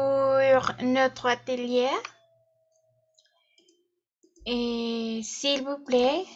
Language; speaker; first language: French; non-native, fluent; Spanish